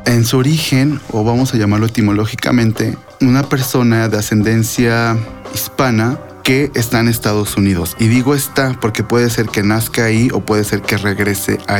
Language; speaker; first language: Spanish; native; Spanish